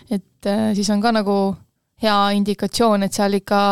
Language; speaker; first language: Estonian; native; Estonian